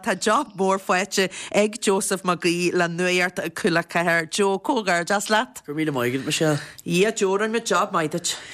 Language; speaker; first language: Irish; native; Irish